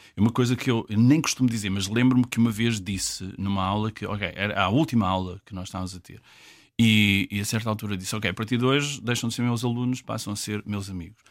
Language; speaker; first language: Portuguese; native; Portuguese